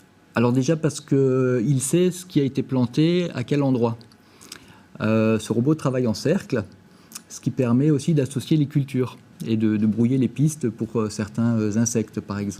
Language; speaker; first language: French; native; French